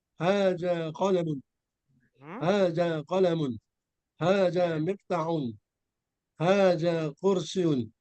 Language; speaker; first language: Arabic; non-native, learner; Indonesian